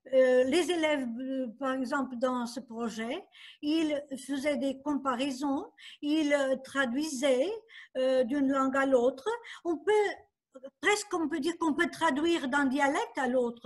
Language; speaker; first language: French; non-native, fluent; Portuguese